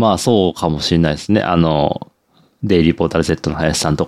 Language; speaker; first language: Japanese; native; Japanese